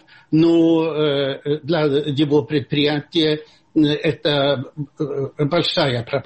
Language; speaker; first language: Russian; non-native, fluent; Swedish